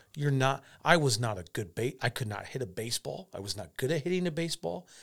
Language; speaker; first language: English; native; English